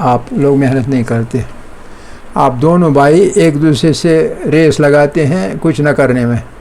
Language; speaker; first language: Urdu; non-native, local second language; Kashmiri